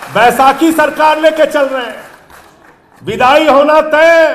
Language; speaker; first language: Hindi; native; Hindi